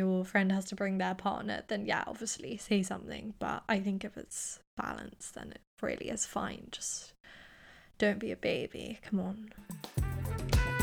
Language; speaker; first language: English; native; English